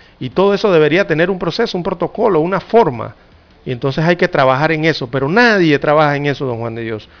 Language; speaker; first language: Spanish; native; Spanish